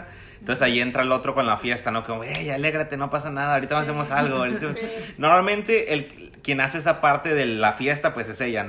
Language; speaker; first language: Spanish; native; Spanish